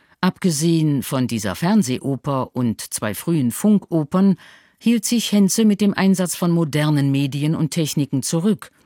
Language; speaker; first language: German; native; German